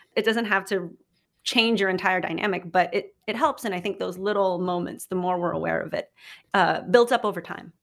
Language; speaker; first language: English; non-native, local second language; Filipino